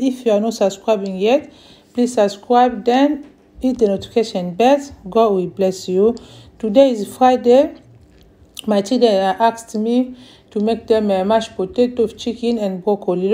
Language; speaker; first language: English; non-native, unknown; Lingala